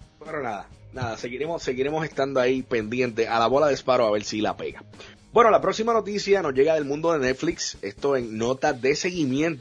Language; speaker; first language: Spanish; native; Spanish